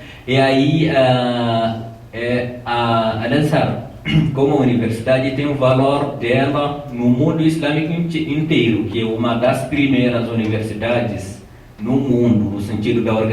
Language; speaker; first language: Portuguese; non-native, fluent; Tamasheq